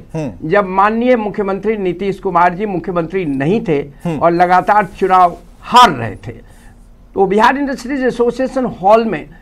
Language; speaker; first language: Hindi; native; Hindi